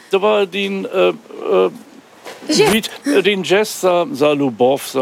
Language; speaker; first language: Bulgarian; non-native, learner; German